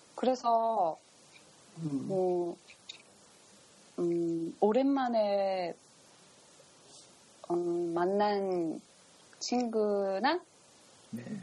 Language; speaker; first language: Korean; non-native, learner; Japanese